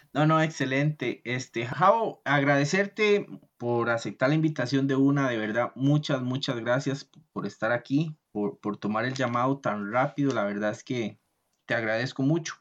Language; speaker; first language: Spanish; native; Spanish